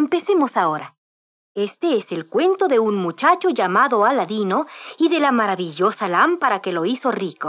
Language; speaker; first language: Spanish; native; Spanish